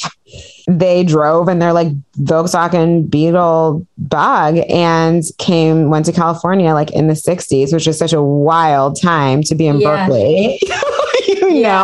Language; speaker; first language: English; native; English